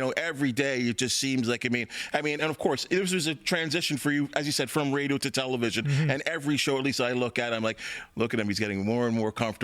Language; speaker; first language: English; native; English